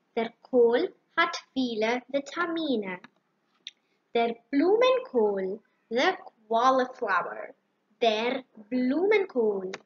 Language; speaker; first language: German; non-native, learner; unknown